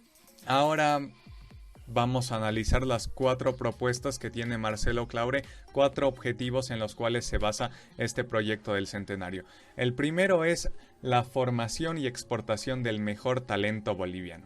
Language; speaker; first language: Spanish; native; Spanish